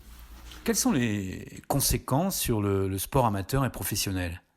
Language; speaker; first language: French; native; French